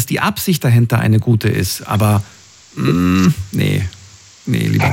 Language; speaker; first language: German; native; German